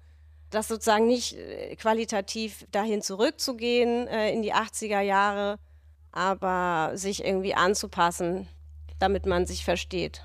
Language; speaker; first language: German; native; German